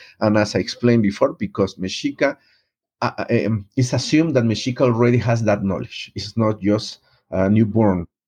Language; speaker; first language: English; non-native, fluent; Spanish